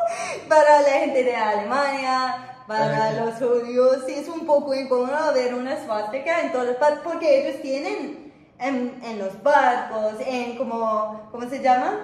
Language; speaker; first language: Spanish; non-native, fluent; English